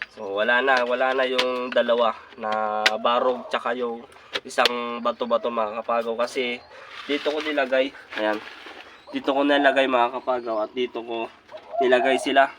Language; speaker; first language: Filipino; native; Filipino